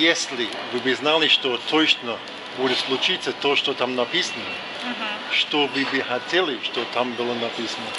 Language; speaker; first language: Russian; non-native, learner; English